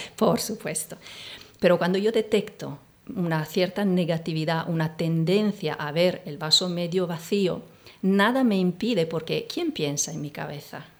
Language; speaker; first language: Spanish; non-native, fluent; Italian